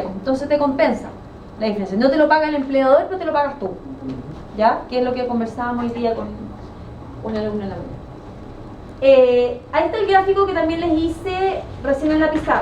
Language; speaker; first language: Spanish; native; Spanish